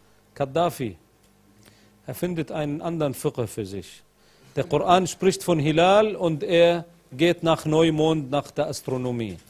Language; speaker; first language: German; non-native, fluent; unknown